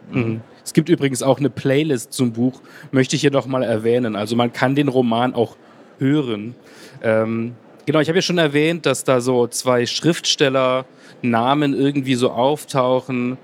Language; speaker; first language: German; native; German